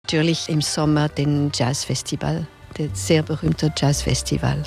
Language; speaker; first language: German; non-native, local second language; French